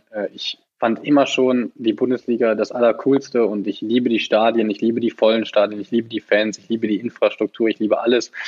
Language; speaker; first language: German; native; German